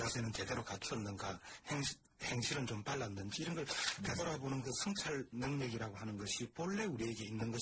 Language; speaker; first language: Korean; native; Korean